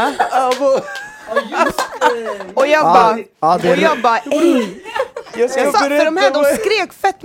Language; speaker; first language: Swedish; native; Swedish